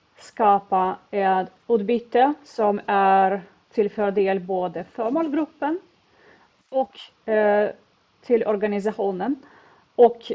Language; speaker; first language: Swedish; non-native, fluent; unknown